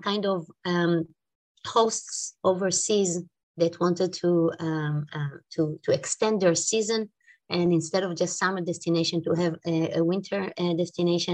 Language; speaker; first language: English; non-native, fluent; Hebrew